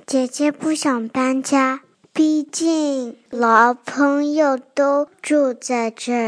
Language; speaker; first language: Chinese; early bilingual, heritage; Chinese